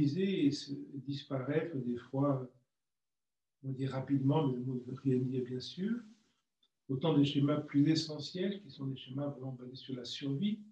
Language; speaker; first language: French; native; French